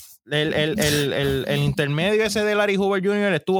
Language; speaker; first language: Spanish; early bilingual, heritage; Spanish